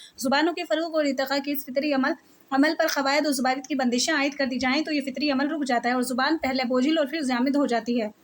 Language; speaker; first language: Urdu; native; Urdu